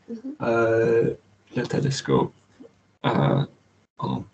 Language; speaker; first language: French; non-native, learner; English